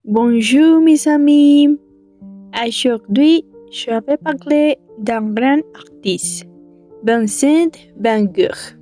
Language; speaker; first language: French; non-native, learner; Spanish